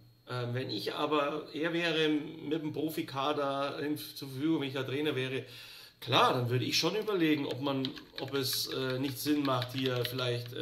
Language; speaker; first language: German; native; German